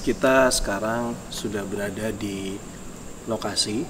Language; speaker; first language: Indonesian; native; Indonesian